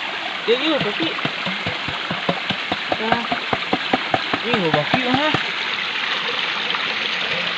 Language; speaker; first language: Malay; non-native, local second language; Sundanese